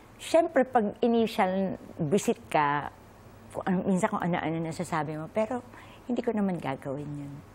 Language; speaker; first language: Filipino; native; Filipino